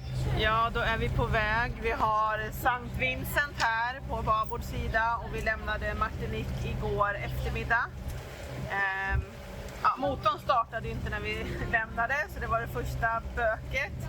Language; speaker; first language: Swedish; native; Swedish